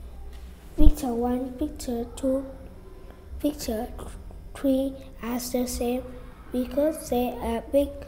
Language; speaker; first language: English; non-native, learner; Vietnamese